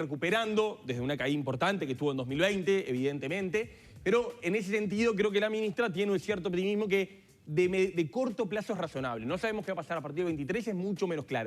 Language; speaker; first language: Spanish; native; Spanish